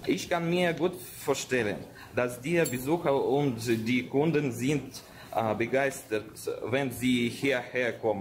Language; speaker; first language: German; non-native, fluent; Russian